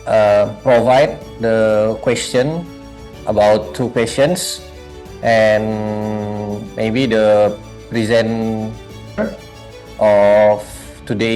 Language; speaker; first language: English; non-native, learner; Indonesian